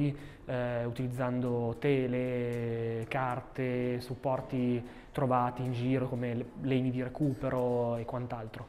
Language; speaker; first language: Italian; native; Italian